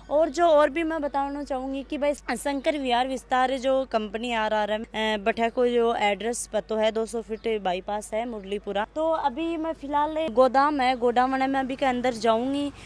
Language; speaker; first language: Hindi; native; Hindi